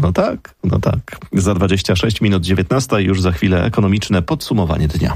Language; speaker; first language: Polish; native; Polish